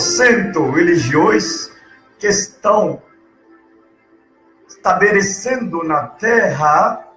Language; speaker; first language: Portuguese; non-native, learner; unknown